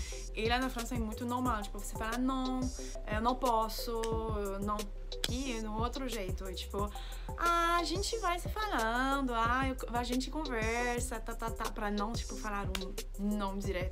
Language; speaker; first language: Portuguese; non-native, fluent; French